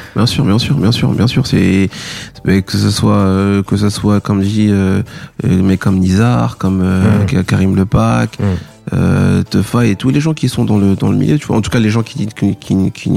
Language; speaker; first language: French; native; French